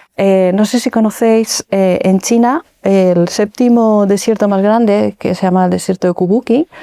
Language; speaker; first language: Spanish; native; Spanish